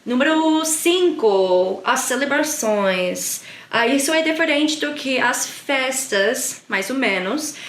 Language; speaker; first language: Portuguese; non-native, learner; English